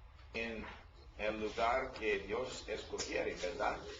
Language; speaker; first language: Spanish; non-native, learner; English